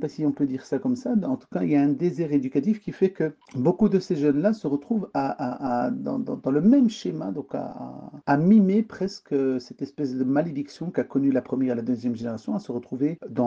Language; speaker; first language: French; early bilingual, other home language; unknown